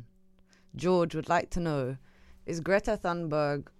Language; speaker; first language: English; native; English